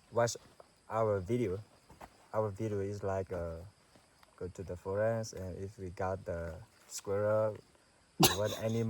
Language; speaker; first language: English; non-native, learner; S'gaw Karen